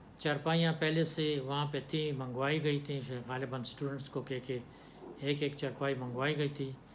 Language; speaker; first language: Urdu; non-native, local second language; Pashto